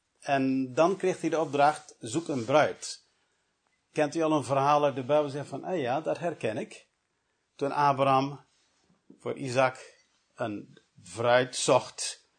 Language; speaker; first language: Dutch; early bilingual, other home language; English